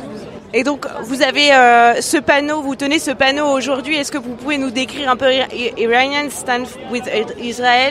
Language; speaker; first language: French; native; French